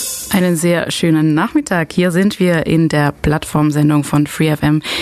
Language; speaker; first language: German; non-native, fluent; Dutch